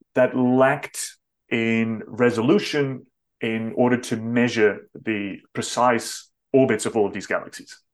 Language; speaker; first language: English; non-native, fluent; Dutch